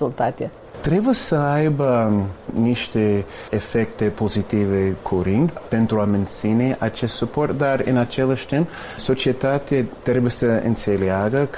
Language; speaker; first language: Romanian; non-native, fluent; English